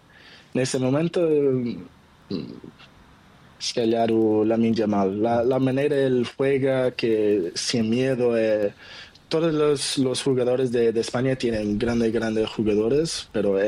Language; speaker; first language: Spanish; non-native, learner; Portuguese